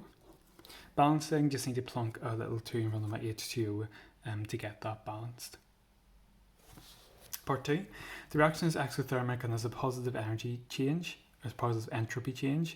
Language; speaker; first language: English; native; English